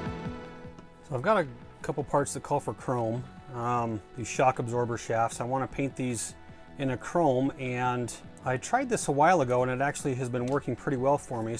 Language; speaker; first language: English; native; English